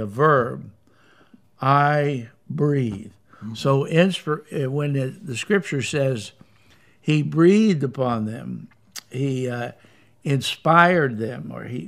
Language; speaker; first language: English; native; English